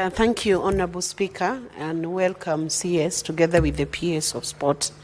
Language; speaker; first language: English; non-native, local second language; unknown